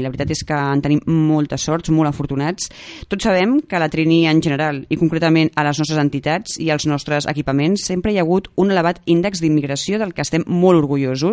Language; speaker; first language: Catalan; native; Catalan